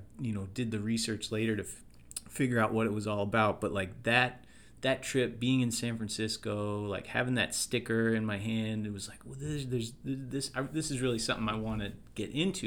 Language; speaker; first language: English; native; English